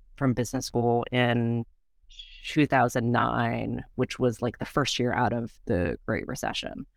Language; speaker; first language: English; native; English